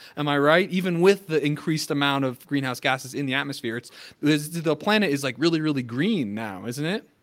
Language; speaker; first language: English; native; English